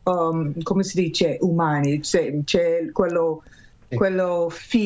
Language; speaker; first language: Italian; non-native, learner; English